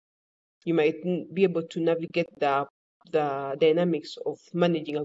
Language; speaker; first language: English; non-native, local second language; Ganda